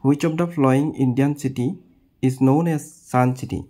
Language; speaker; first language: English; non-native, local second language; Assamese